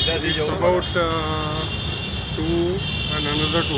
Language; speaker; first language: English; non-native, local second language; Gujarati